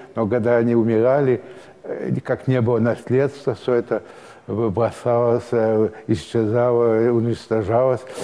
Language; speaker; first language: Russian; early bilingual, heritage; Russian